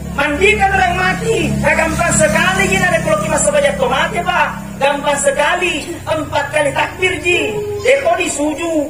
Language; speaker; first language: Indonesian; non-native, local second language; Buginese